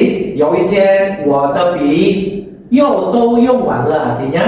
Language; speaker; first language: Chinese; non-native, fluent; Indonesian